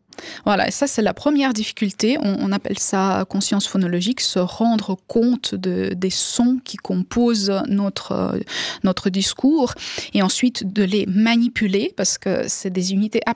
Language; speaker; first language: French; non-native, fluent; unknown